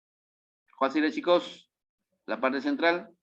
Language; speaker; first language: Spanish; native; Spanish